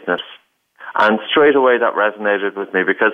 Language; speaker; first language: English; native; English